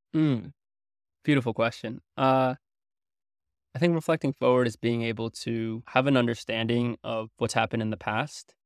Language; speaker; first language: English; early bilingual, other home language; French